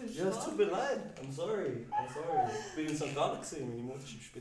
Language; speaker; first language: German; non-native, learner; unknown